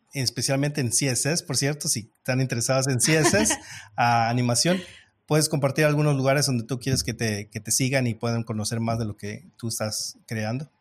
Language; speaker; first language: Spanish; early bilingual, heritage; Spanish